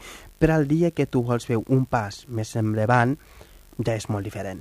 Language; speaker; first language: Catalan; non-native, fluent; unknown